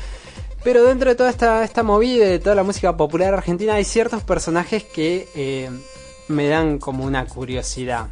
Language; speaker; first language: Spanish; native; Spanish